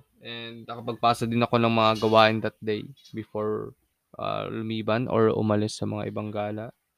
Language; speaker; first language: Filipino; non-native, local second language; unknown